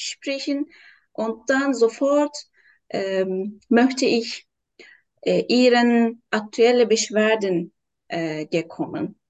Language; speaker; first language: German; non-native, learner; Turkish